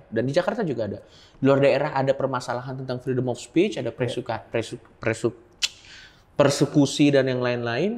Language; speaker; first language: Indonesian; native; Indonesian